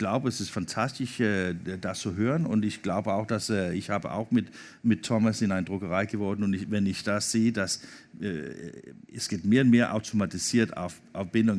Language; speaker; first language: German; non-native, learner; Danish